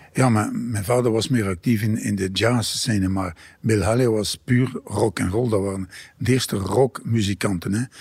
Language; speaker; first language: Dutch; native; Dutch